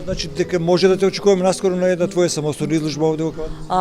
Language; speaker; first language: Macedonian; native; Macedonian